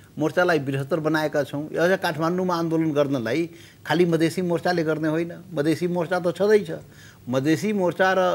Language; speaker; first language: Nepali; non-native, local second language; Maithili